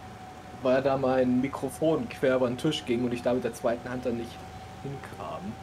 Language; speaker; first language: German; native; German